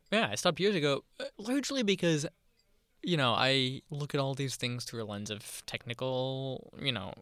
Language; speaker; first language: English; native; English